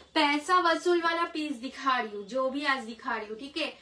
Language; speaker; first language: Hindi; non-native, local second language; Bangla